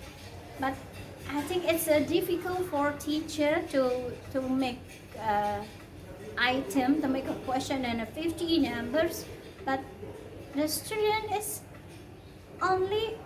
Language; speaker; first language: English; non-native, learner; Indonesian